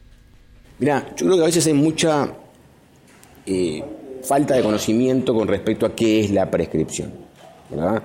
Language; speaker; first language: Spanish; native; Spanish